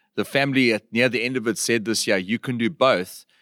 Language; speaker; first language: English; native; English